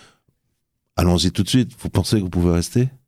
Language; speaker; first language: French; native; French